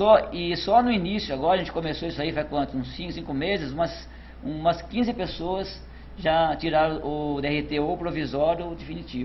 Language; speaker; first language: Portuguese; native; Portuguese